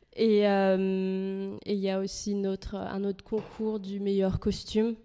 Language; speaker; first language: French; non-native, fluent; Spanish